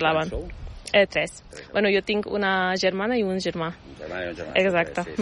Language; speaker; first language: Catalan; non-native, learner; Ukrainian